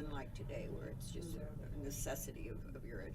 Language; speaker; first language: English; native; English